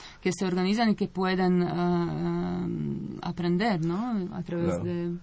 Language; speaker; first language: Spanish; non-native, fluent; Croatian